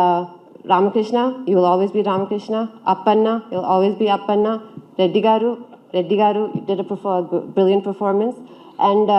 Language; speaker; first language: Telugu; early bilingual, heritage; Telugu